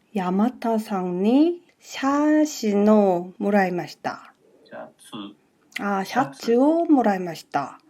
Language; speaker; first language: Japanese; non-native, learner; Korean